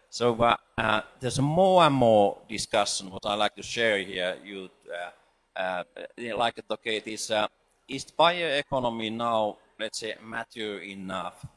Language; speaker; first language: English; non-native, fluent; Finnish